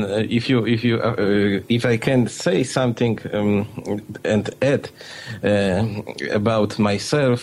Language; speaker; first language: English; non-native, fluent; Polish